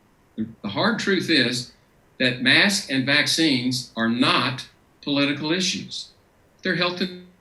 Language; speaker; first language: English; native; English